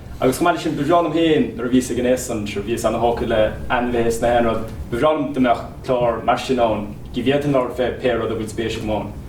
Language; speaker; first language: Irish; native; Irish